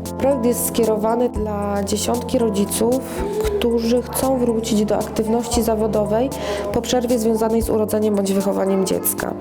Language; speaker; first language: Polish; native; Polish